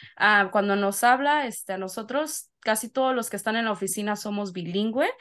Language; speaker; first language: Spanish; early bilingual, heritage; Spanish